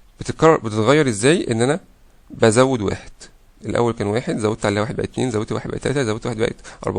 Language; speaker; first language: Arabic; native; Arabic